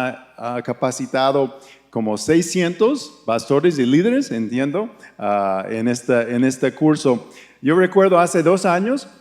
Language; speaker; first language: Spanish; non-native, fluent; English